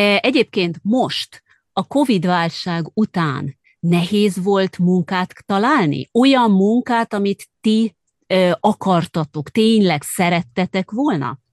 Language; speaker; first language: Hungarian; native; Hungarian